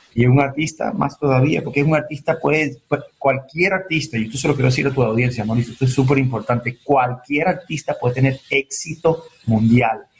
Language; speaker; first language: Spanish; early bilingual, heritage; Spanish